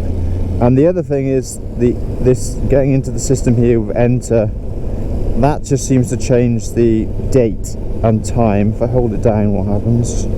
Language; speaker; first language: English; native; English